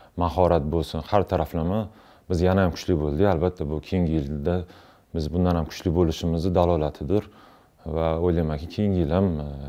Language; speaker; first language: Uzbek; non-native, local second language; Russian